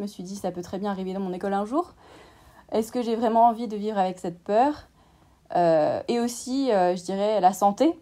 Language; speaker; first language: French; native; French